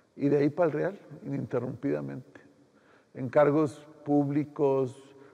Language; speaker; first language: Spanish; native; Spanish